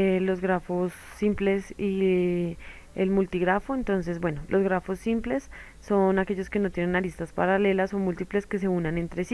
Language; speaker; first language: Spanish; native; Spanish